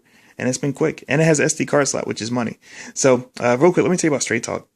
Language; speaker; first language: English; native; English